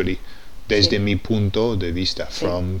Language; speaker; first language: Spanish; non-native, fluent; English